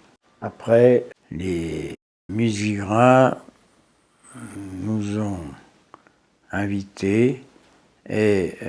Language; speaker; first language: French; early bilingual, other home language; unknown